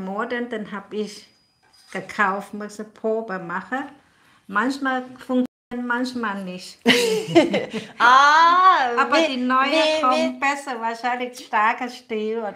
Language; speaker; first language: German; non-native, learner; Thai